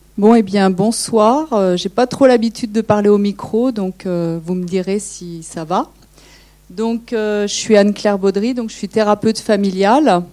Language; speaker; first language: French; native; French